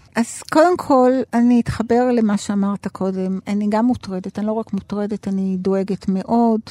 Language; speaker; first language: Hebrew; early bilingual, other home language; Spanish